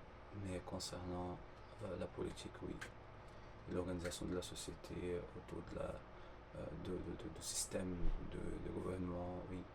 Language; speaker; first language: French; non-native, fluent; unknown